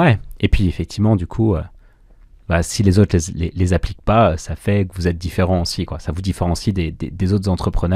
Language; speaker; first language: French; native; French